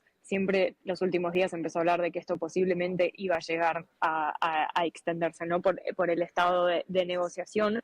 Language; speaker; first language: Spanish; native; Spanish